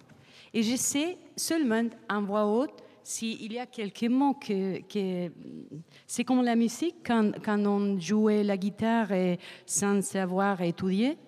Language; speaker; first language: French; non-native, learner; Spanish